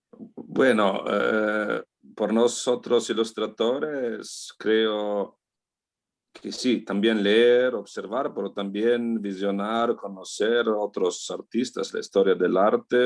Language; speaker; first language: Spanish; non-native, learner; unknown